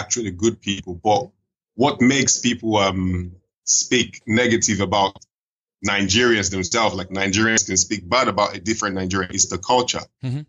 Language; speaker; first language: English; non-native, local second language; Igbo